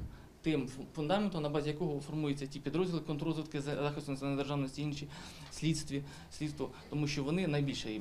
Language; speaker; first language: Ukrainian; native; Ukrainian